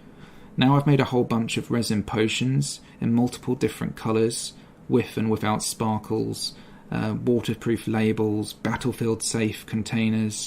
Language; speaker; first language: English; native; English